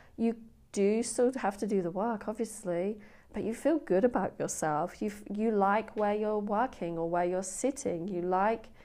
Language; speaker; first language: English; native; English